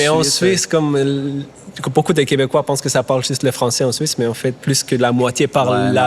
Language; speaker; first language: French; non-native, fluent; German